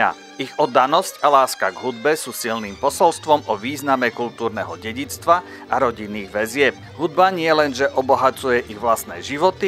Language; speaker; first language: Slovak; native; Slovak